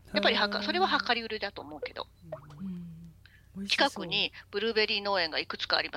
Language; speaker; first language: Japanese; native; Japanese